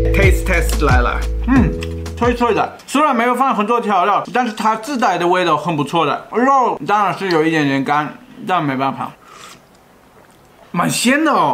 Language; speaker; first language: Chinese; non-native, fluent; German